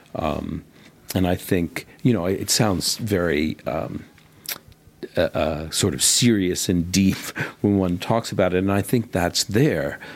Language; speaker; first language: English; native; English